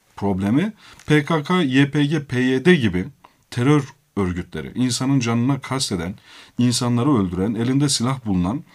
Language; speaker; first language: Turkish; non-native, local second language; Kurdish